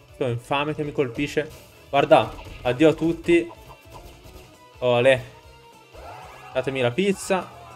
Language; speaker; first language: Italian; native; Italian